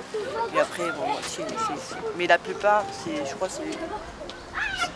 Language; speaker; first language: French; non-native, local second language; Arabic